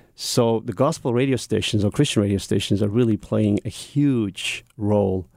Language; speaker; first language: English; non-native, fluent; Mongolian